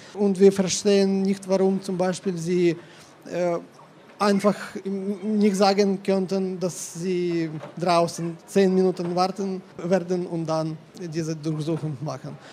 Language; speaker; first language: German; non-native, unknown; Ukrainian